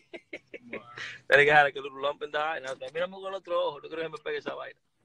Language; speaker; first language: Spanish; early bilingual, heritage; Spanish